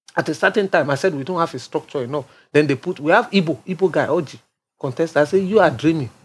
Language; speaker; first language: English; non-native, local second language; Yoruba